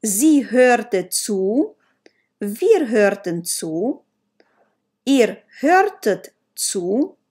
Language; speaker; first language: German; non-native, learner; Romanian